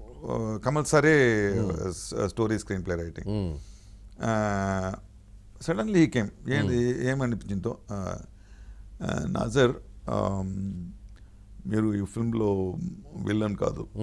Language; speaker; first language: Telugu; non-native, learner; Tamil